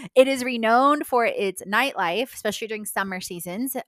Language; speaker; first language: English; non-native, fluent; Polish